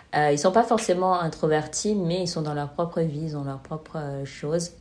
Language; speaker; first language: French; native; French